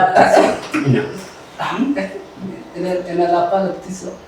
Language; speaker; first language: French; non-native, learner; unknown